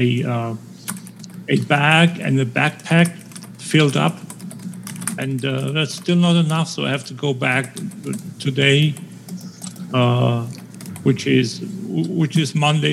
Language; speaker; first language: English; non-native, fluent; German